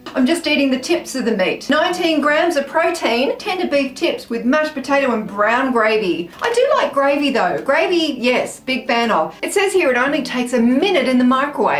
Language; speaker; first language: English; native; English